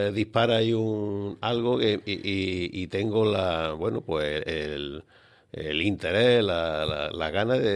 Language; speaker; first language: Spanish; native; Spanish